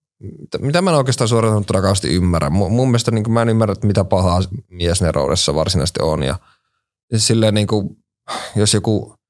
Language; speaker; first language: Finnish; native; Finnish